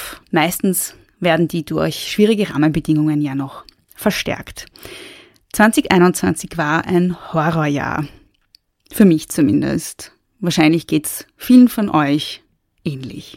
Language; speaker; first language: German; native; German